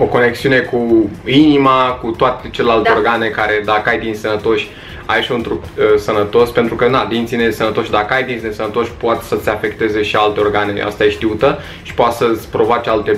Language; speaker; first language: Romanian; native; Romanian